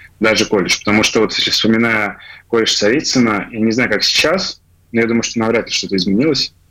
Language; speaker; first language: Russian; native; Russian